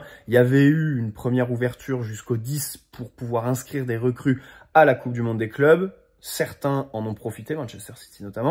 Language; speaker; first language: French; native; French